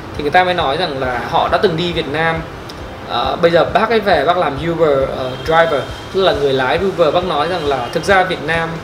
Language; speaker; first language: Vietnamese; native; Vietnamese